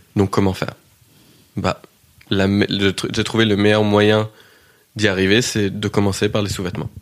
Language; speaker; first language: French; early bilingual, heritage; French